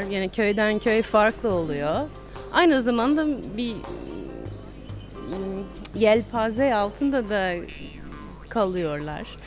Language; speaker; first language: Turkish; non-native, fluent; English